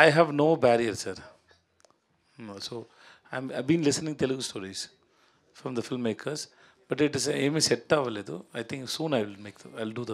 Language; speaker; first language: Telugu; non-native, learner; Tamil